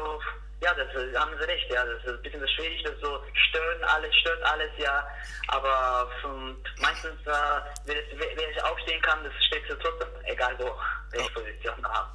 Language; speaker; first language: German; non-native, learner; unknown